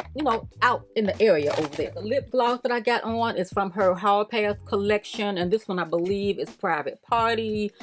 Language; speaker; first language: English; native; English